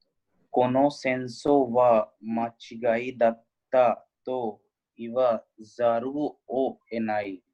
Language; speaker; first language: Japanese; non-native, learner; Hindi